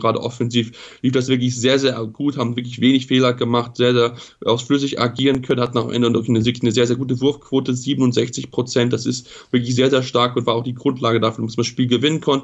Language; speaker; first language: German; native; German